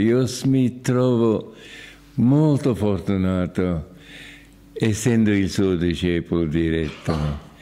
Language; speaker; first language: Italian; non-native, fluent; English